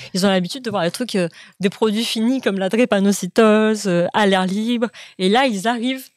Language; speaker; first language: French; native; French